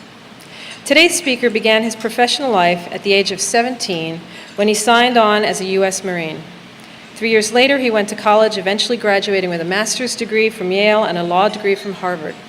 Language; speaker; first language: English; native; English